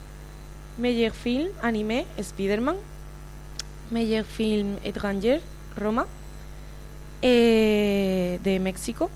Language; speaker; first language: French; non-native, learner; Spanish